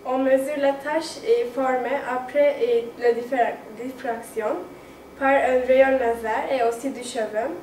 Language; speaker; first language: French; non-native, learner; Turkish